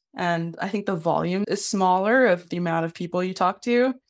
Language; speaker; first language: English; native; English